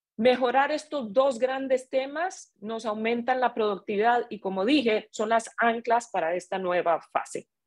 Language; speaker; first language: Spanish; native; Spanish